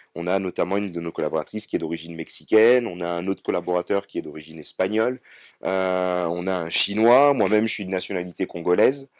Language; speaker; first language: French; native; French